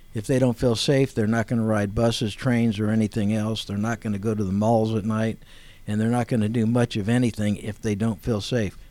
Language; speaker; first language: English; native; English